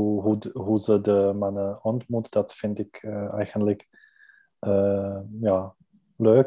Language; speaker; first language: Dutch; non-native, learner; Czech